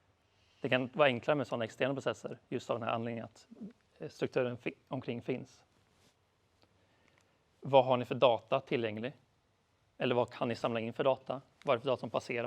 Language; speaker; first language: Swedish; native; Swedish